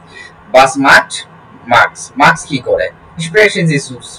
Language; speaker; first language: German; non-native, learner; Bangla